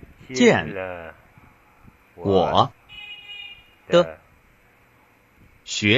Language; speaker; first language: Chinese; non-native, learner; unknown